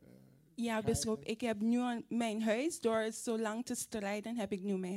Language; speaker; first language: Dutch; non-native, fluent; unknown